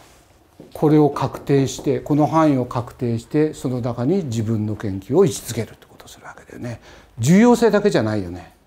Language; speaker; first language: Japanese; native; Japanese